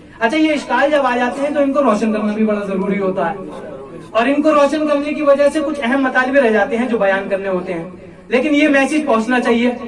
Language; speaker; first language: Urdu; native; Urdu